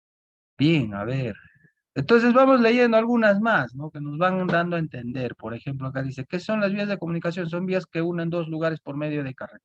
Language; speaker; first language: Spanish; native; Spanish